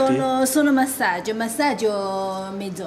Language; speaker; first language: Italian; non-native, learner; Chinese